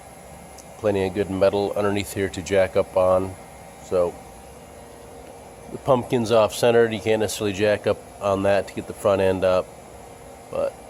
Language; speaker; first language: English; native; English